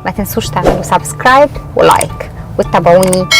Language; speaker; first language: Arabic; native; Arabic